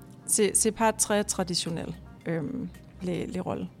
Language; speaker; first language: French; non-native, learner; Danish